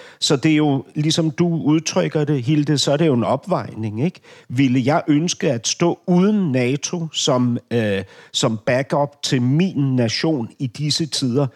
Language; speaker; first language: Danish; native; Danish